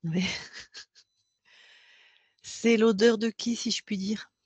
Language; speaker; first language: French; native; French